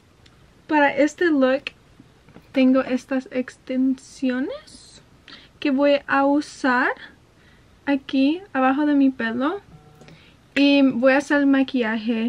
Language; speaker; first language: Spanish; early bilingual, heritage; Spanish